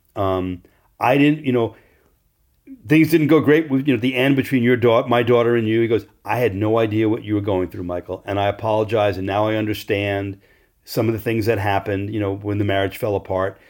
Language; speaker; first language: English; native; English